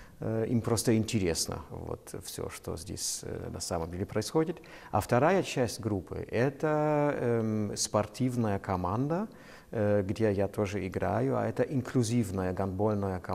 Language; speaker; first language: Russian; non-native, fluent; German